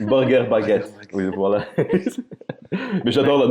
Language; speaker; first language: French; non-native, fluent; Portuguese